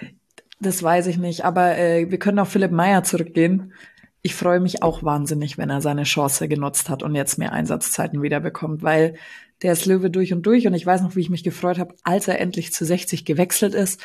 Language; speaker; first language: German; native; German